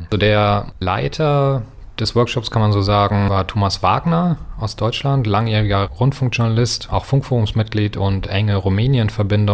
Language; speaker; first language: German; native; German